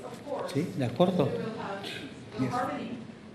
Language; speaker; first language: Italian; non-native, fluent; Spanish